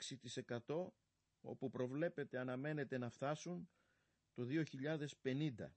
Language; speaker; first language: Greek; native; Greek